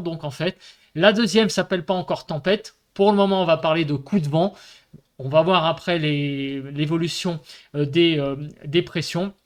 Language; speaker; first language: French; native; French